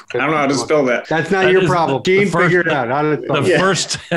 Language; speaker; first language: English; native; English